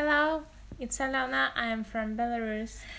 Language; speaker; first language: English; non-native, fluent; Russian